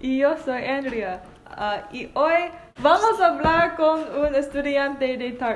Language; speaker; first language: Spanish; non-native, learner; English